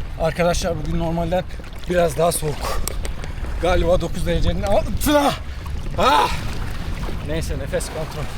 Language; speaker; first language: Turkish; native; Turkish